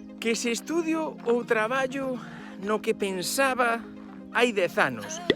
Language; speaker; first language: Galician; non-native, local second language; Spanish